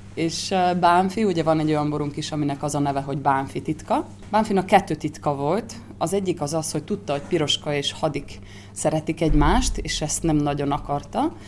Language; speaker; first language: Hungarian; native; Hungarian